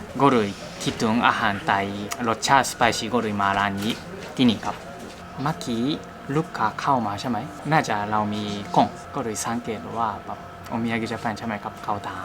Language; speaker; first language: Thai; non-native, learner; Japanese